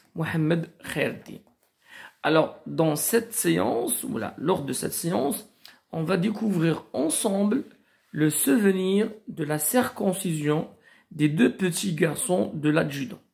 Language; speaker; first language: French; non-native, local second language; Arabic